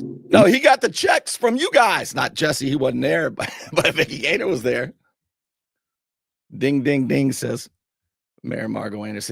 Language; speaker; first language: English; native; English